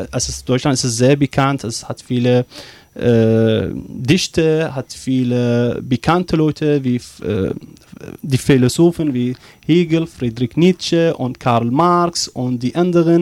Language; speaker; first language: German; non-native, learner; Arabic